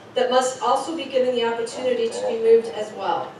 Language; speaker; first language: English; native; English